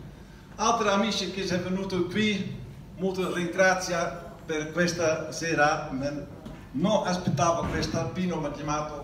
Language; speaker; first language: Italian; non-native, learner; Dutch